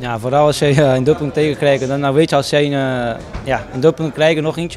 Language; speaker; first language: Dutch; non-native, fluent; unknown